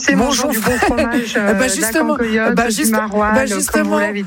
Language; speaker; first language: French; native; French